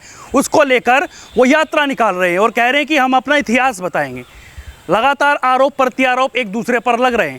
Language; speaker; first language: Hindi; native; Hindi